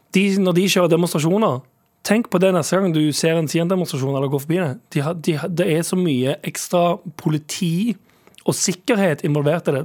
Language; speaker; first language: Norwegian; early bilingual, other home language; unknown